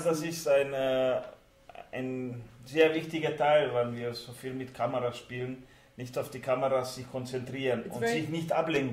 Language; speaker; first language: German; non-native, fluent; Hungarian